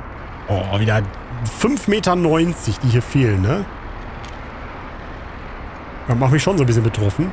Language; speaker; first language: German; native; German